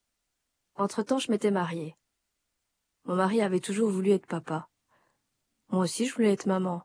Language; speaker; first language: French; native; French